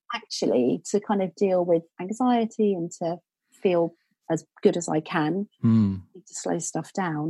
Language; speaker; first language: English; native; English